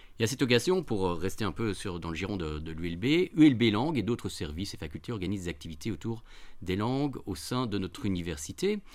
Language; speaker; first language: French; native; French